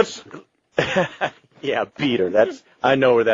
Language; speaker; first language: English; native; English